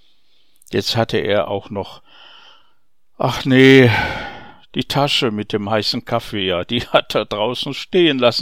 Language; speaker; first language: German; native; German